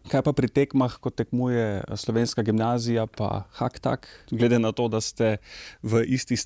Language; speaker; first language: Slovenian; native; Slovenian